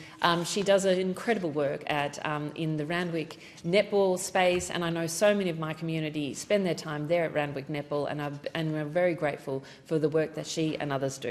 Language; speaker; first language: English; native; English